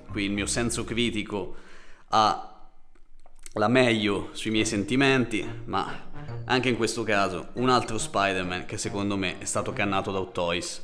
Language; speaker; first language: Italian; native; Italian